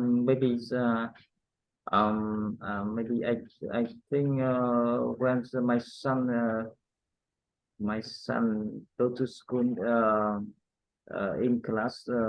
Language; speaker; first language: English; non-native, learner; Vietnamese